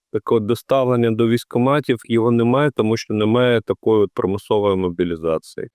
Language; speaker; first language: Ukrainian; native; Ukrainian